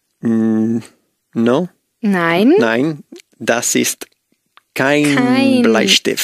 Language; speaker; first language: German; non-native, learner; Spanish